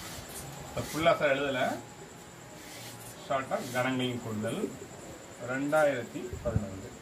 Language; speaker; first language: Tamil; native; Tamil